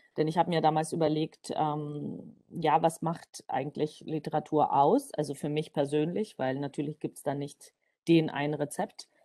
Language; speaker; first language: German; non-native, fluent; Georgian